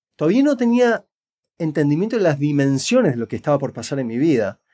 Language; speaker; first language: Spanish; native; Spanish